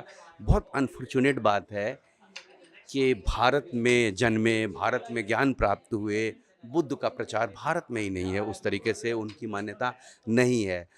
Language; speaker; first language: Hindi; native; Hindi